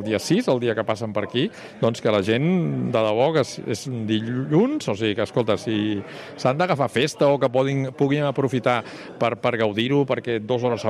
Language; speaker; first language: Catalan; native; Catalan